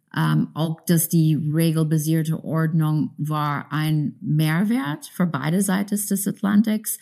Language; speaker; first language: German; non-native, fluent; English